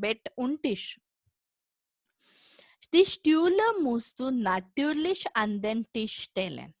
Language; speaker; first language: German; non-native, fluent; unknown